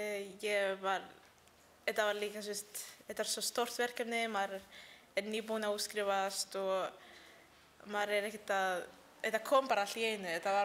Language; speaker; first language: Icelandic; early bilingual, heritage; Icelandic